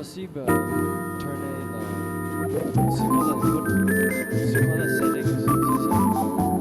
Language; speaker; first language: French; non-native, learner; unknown